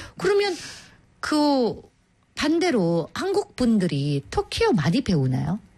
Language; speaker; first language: Korean; native; Korean